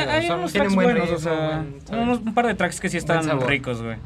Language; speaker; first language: Spanish; native; Spanish